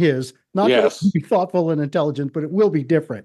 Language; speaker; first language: English; native; English